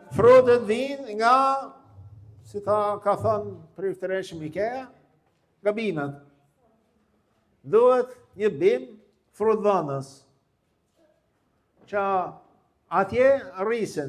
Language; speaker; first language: Albanian; non-native, fluent; English